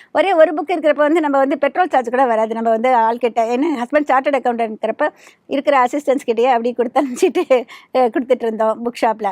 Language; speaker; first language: Tamil; native; Tamil